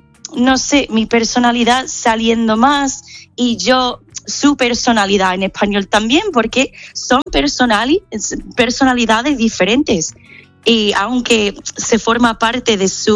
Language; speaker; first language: Spanish; non-native, fluent; English